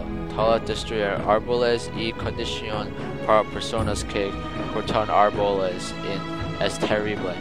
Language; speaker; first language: Spanish; non-native, learner; English